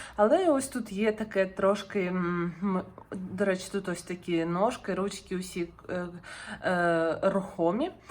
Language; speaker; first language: Ukrainian; non-native, local second language; Russian